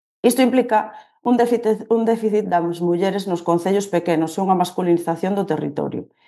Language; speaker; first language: Galician; native; Galician